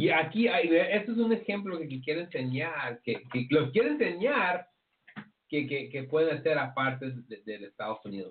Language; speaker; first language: Spanish; early bilingual, heritage; Spanish